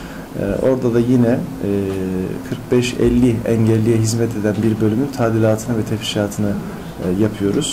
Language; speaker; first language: Turkish; native; Turkish